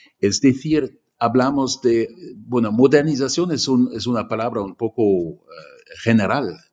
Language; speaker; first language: Spanish; non-native, fluent; German